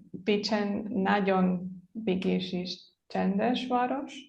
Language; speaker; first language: Hungarian; non-native, learner; Spanish